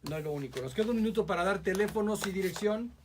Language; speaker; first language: Spanish; native; Spanish